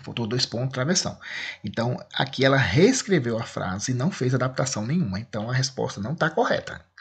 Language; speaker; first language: Portuguese; native; Portuguese